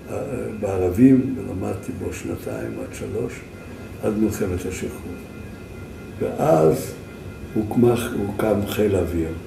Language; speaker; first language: Hebrew; non-native, fluent; Yiddish